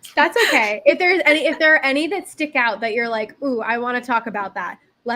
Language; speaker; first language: English; native; English